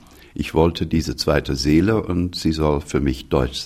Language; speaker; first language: German; non-native, fluent; English